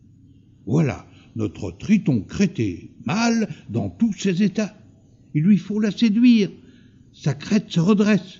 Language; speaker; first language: French; native; French